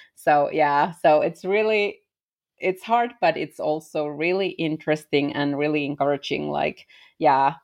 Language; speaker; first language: English; non-native, fluent; Finnish